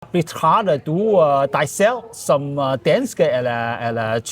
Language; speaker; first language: Danish; non-native, learner; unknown